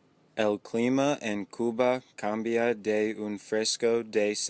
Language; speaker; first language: Spanish; non-native, learner; English